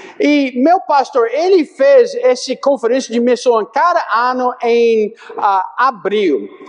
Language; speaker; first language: Portuguese; non-native, fluent; English